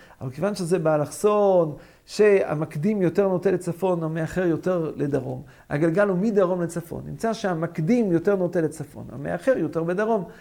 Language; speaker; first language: Hebrew; non-native, fluent; English